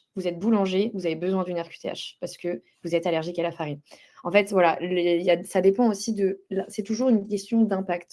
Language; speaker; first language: French; native; French